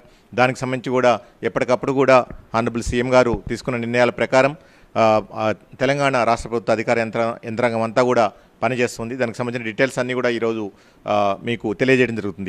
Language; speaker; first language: Telugu; native; Telugu